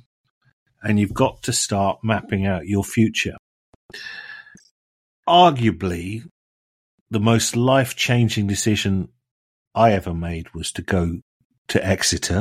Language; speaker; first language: English; native; English